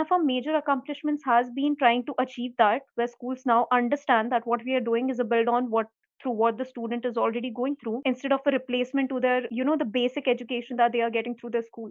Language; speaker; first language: English; non-native, local second language; Hindi